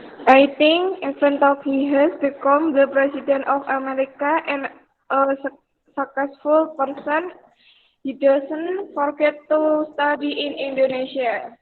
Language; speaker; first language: English; non-native, learner; Indonesian